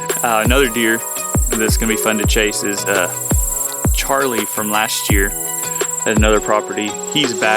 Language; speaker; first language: English; native; English